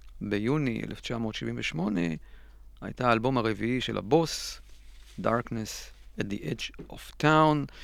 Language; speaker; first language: Hebrew; native; Hebrew